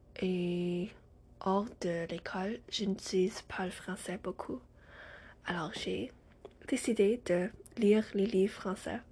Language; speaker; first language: French; non-native, learner; English